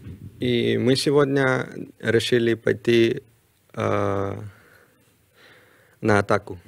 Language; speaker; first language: Russian; non-native, learner; Spanish